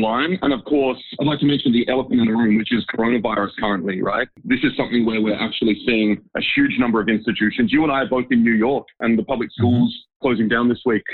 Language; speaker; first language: English; native; English